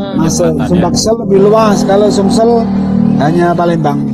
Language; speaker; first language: Indonesian; native; Indonesian